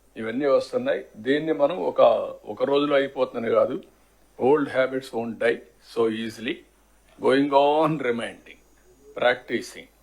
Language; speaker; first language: Telugu; native; Telugu